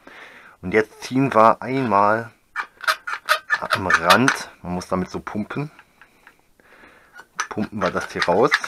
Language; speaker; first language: German; native; German